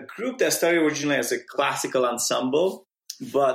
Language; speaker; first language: English; non-native, fluent; Romanian